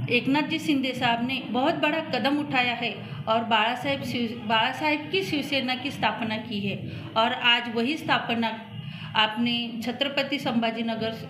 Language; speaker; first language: Hindi; non-native, local second language; Marathi